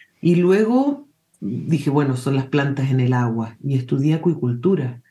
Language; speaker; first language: Spanish; early bilingual, heritage; Spanish